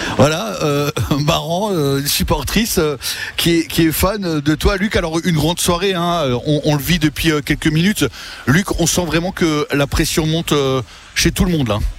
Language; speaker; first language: French; native; French